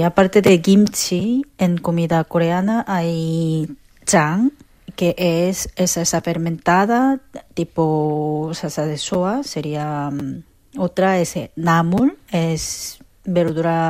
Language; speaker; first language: Spanish; non-native, fluent; Korean